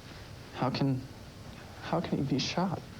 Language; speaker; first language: English; native; English